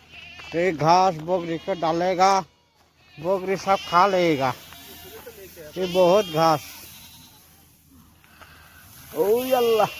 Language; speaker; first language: Hindi; non-native, learner; Bangla